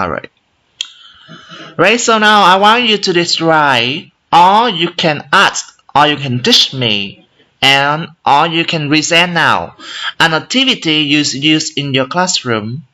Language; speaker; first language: English; non-native, learner; Vietnamese